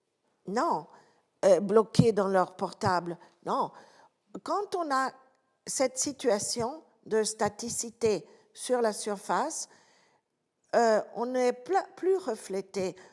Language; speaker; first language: French; non-native, fluent; Italian